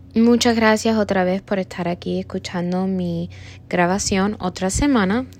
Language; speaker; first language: Spanish; early bilingual, heritage; Spanish